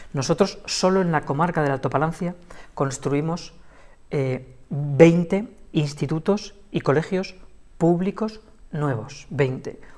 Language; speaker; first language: Spanish; native; Spanish